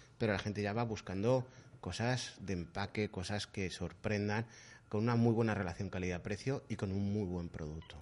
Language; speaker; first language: Spanish; native; Spanish